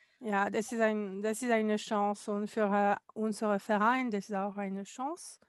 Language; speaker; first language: German; non-native, learner; French